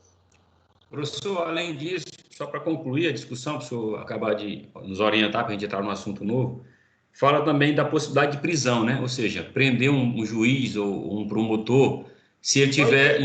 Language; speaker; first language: Portuguese; native; Portuguese